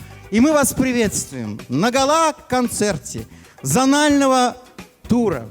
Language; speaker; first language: Russian; native; Russian